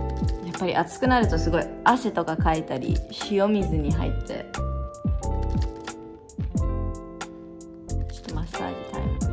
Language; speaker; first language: Japanese; early bilingual, heritage; English